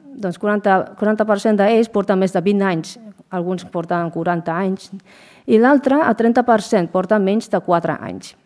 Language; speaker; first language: Catalan; non-native, fluent; Japanese